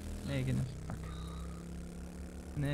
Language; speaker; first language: German; native; German